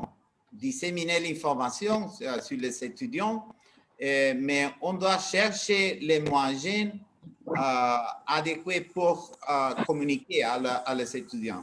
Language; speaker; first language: French; non-native, learner; Spanish